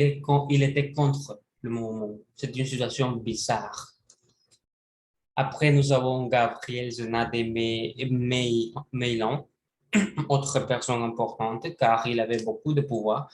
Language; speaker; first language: French; non-native, learner; Spanish